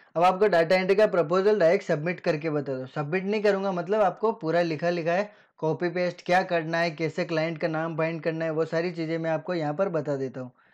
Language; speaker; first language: Hindi; native; Hindi